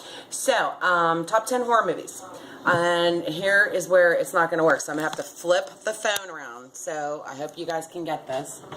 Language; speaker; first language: English; native; English